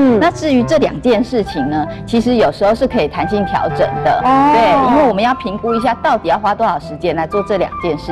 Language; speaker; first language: Chinese; native; Chinese